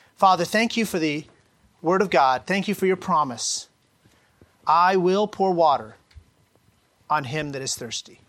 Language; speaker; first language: English; native; English